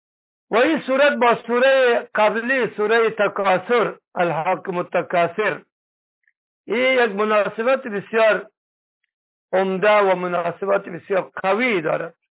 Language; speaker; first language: Persian; native; Persian